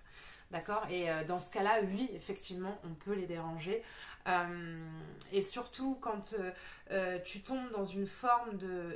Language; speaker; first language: French; native; French